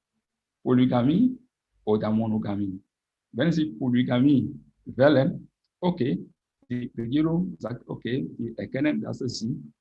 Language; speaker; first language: German; non-native, fluent; French